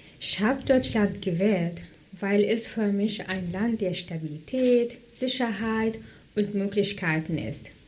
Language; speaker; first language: German; non-native, fluent; Arabic